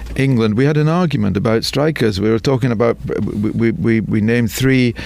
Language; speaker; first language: English; native; English